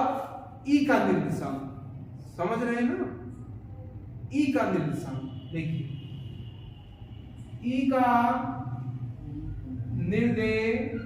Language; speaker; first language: Hindi; native; Hindi